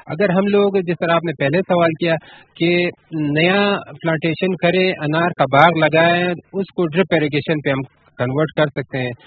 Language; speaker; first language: Urdu; non-native, local second language; Pashto